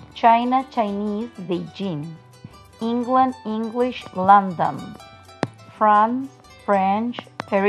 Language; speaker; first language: English; non-native, learner; Spanish